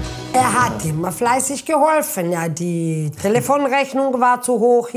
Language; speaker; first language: German; non-native, fluent; Italian